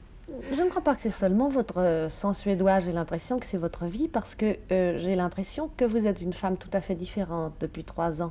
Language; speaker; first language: French; native; French